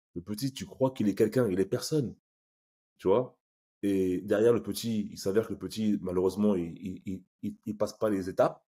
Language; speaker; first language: French; native; French